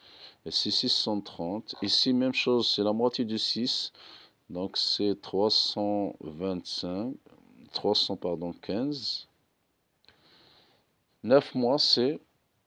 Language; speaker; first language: French; non-native, local second language; Arabic